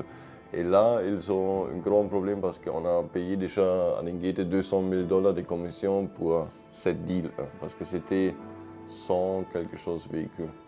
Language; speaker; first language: French; non-native, fluent; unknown